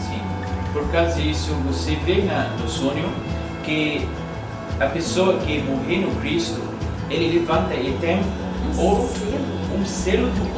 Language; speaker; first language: Portuguese; non-native, learner; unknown